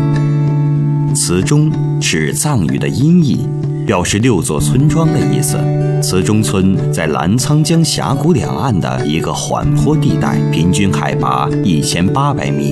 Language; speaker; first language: Chinese; native; Chinese